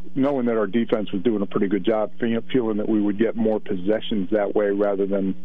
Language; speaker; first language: English; native; English